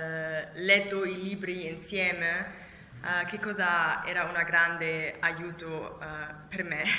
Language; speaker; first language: Italian; non-native, learner; German